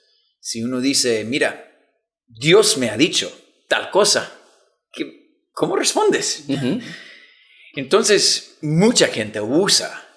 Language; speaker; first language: Spanish; non-native, fluent; English